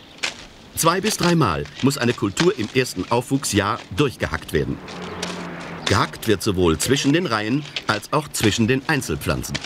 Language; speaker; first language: German; native; German